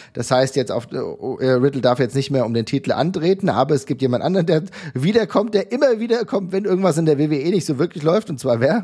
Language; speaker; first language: German; native; German